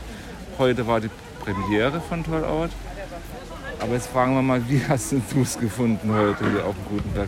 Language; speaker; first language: German; native; German